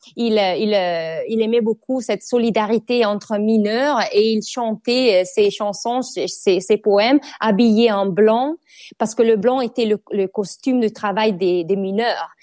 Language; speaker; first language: French; non-native, fluent; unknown